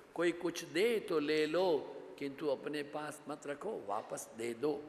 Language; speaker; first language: Hindi; non-native, local second language; Gujarati